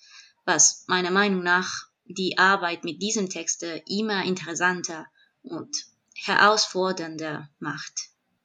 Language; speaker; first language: German; non-native, fluent; Spanish